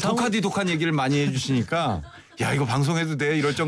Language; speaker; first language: Korean; native; Korean